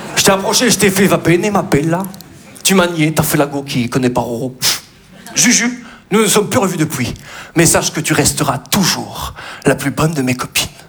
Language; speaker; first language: French; native; French